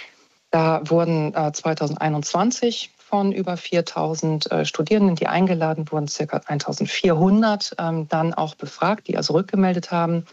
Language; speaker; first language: German; native; German